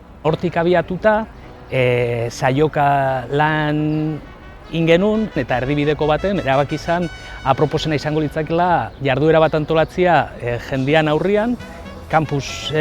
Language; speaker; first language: Basque; native; Basque